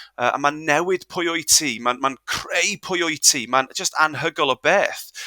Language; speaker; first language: Welsh; non-native, local second language; English